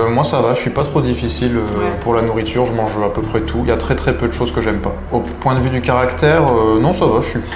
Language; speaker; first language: French; native; French